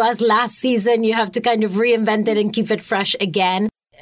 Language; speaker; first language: English; non-native, fluent; Spanish